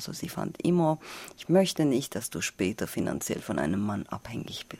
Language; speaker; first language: German; non-native, fluent; Persian